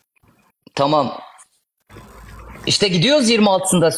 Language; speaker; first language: Turkish; native; Turkish